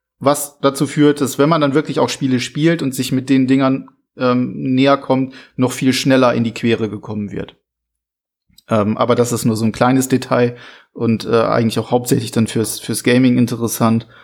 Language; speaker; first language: German; native; German